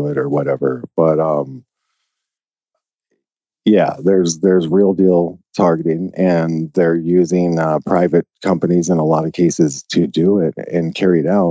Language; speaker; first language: English; native; English